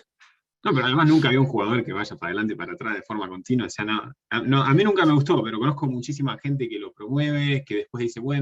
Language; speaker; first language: Spanish; native; Spanish